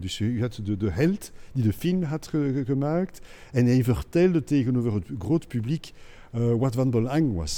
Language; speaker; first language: Dutch; non-native, local second language; French